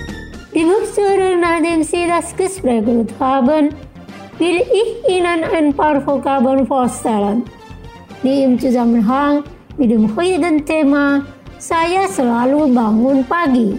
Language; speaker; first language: German; non-native, fluent; Indonesian